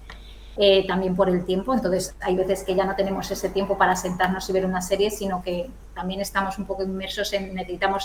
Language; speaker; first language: Spanish; native; Spanish